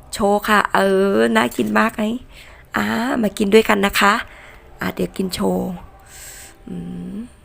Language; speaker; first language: Thai; non-native, local second language; Northern Khmer